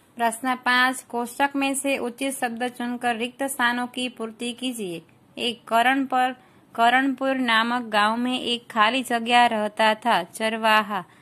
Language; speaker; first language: Hindi; non-native, local second language; Gujarati